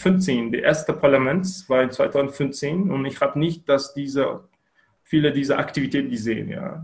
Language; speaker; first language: German; non-native, learner; Kyrgyz